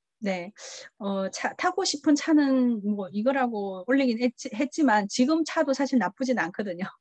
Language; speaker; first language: Korean; early bilingual, heritage; Korean